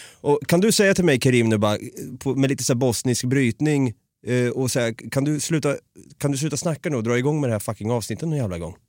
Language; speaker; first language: Swedish; native; Swedish